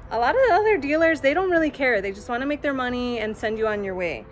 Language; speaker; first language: English; native; English